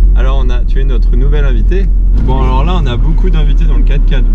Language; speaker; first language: French; native; French